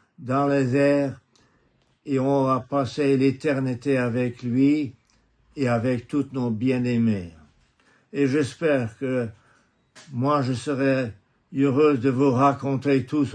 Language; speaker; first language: French; non-native, fluent; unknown